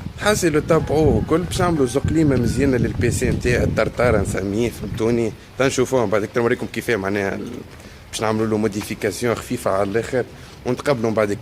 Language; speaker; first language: Arabic; native; Arabic